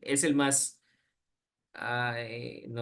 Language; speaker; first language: Spanish; native; Spanish